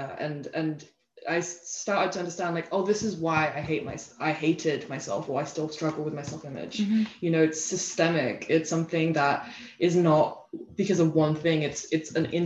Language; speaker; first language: English; native; English